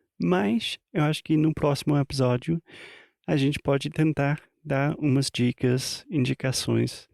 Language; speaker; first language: Portuguese; non-native, fluent; English